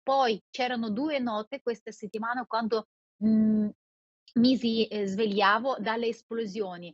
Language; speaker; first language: Italian; non-native, fluent; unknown